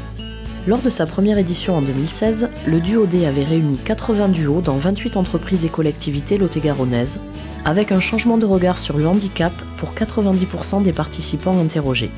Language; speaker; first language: French; native; French